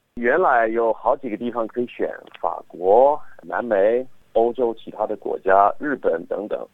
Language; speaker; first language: Chinese; non-native, fluent; English